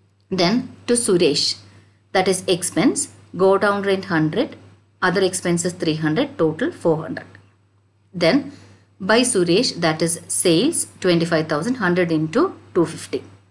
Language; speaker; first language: English; non-native, local second language; Malayalam